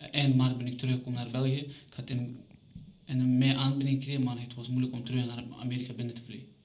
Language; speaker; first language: Dutch; non-native, fluent; Chechen